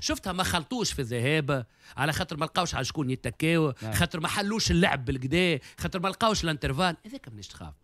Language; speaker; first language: Arabic; native; Arabic